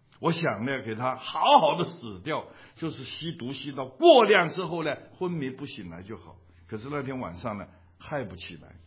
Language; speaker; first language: Chinese; non-native, local second language; Cantonese